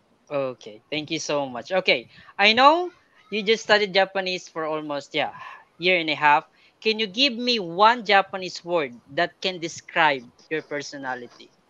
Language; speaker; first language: English; non-native, local second language; Filipino